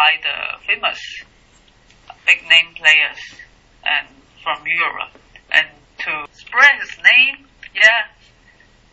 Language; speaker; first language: English; non-native, learner; Chinese